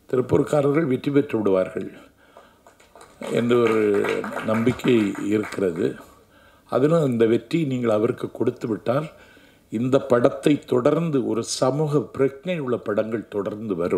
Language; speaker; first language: Tamil; native; Tamil